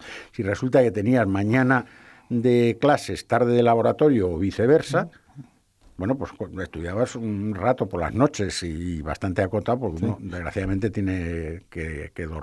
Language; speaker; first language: Spanish; native; Spanish